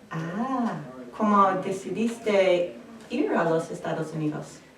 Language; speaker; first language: Spanish; non-native, fluent; English